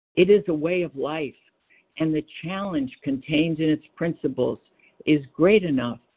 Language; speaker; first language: English; native; English